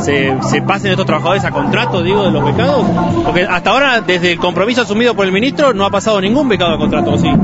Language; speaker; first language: Spanish; native; Spanish